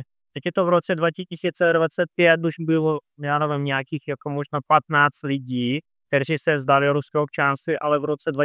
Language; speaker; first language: Czech; non-native, fluent; Russian